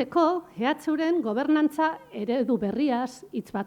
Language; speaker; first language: Basque; native; Basque